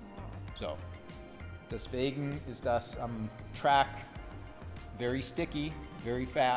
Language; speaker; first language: German; non-native, fluent; English